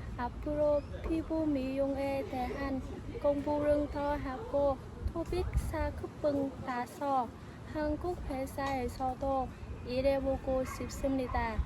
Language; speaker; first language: Korean; non-native, learner; Vietnamese